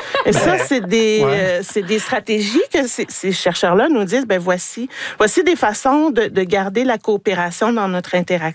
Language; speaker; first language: French; native; French